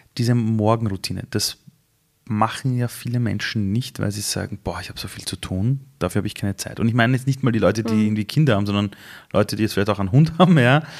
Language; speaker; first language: German; early bilingual, other home language; Persian